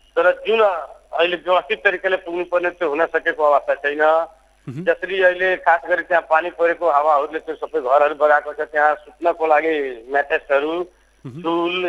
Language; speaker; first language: Nepali; non-native, local second language; Bhojpuri